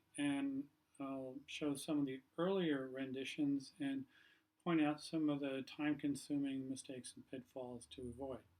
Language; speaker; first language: English; native; English